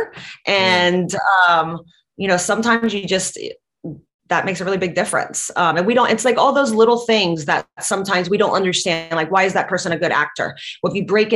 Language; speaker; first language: English; non-native, fluent; Latvian